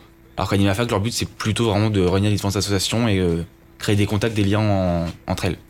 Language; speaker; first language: French; native; French